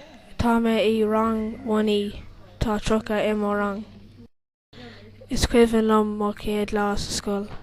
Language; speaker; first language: Irish; non-native, local second language; English